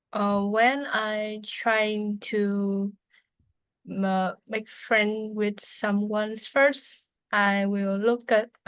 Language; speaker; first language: English; non-native, learner; Vietnamese